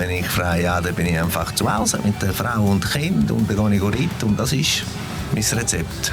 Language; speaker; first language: German; non-native, fluent; Italian